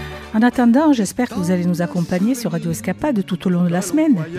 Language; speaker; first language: French; native; French